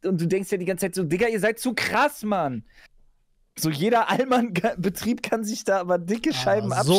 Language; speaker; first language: German; native; German